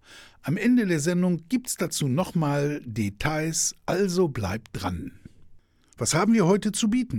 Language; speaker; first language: German; native; German